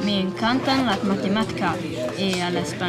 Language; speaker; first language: Spanish; non-native, learner; English